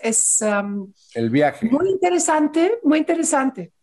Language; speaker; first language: Spanish; non-native, learner; Greek